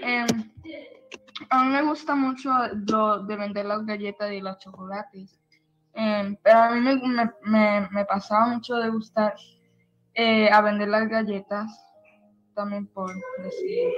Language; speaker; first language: Spanish; early bilingual, heritage; Spanish